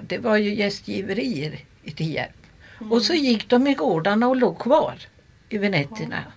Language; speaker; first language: Swedish; native; Swedish